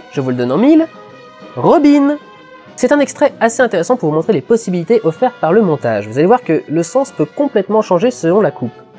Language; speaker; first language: French; native; French